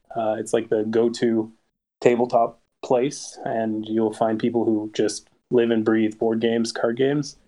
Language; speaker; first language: English; native; English